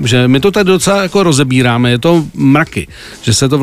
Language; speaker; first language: Czech; native; Czech